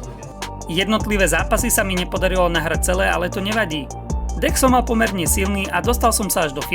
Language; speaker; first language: Slovak; native; Slovak